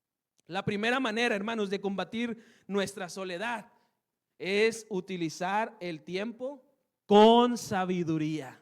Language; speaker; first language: Spanish; native; Spanish